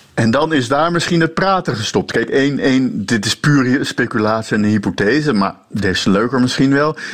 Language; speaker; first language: Dutch; native; Dutch